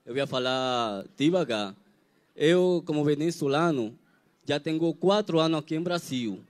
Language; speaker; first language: Portuguese; non-native, learner; Spanish